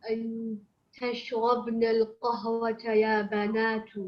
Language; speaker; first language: Arabic; non-native, learner; English